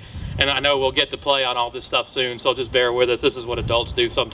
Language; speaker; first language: English; native; English